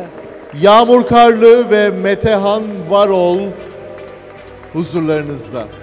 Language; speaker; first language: Turkish; native; Turkish